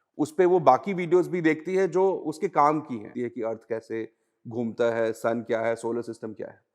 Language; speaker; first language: Hindi; native; Hindi